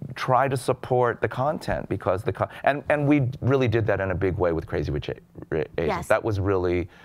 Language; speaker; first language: English; native; English